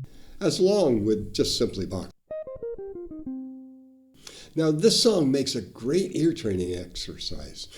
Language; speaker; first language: English; native; English